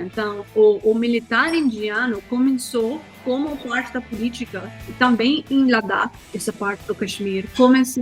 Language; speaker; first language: Portuguese; non-native, fluent; Hindi